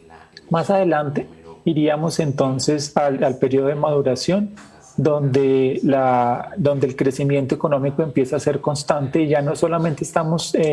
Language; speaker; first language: Spanish; native; Spanish